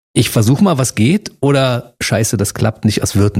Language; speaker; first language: German; native; German